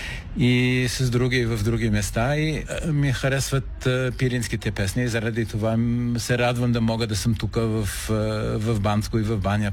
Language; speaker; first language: Bulgarian; non-native, fluent; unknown